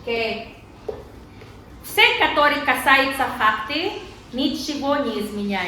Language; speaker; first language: Russian; non-native, learner; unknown